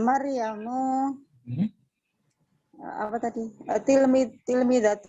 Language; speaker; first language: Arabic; non-native, learner; Indonesian